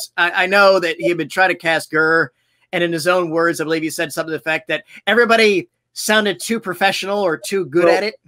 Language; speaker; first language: English; native; English